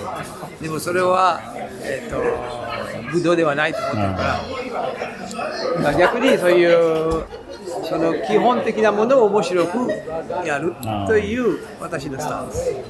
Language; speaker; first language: Japanese; non-native, fluent; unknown